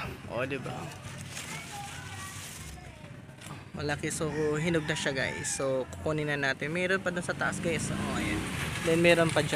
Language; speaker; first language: Filipino; non-native, local second language; Cebuano